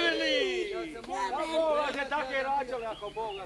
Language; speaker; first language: Bosnian; native; Bosnian